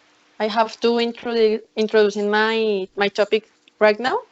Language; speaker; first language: English; non-native, learner; Spanish